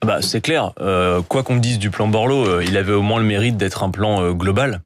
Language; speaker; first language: French; native; French